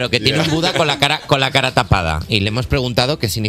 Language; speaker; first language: Spanish; native; Spanish